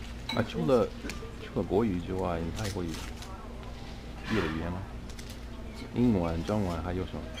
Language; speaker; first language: Chinese; non-native, fluent; English